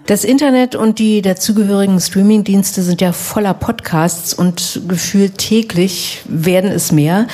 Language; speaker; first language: German; native; German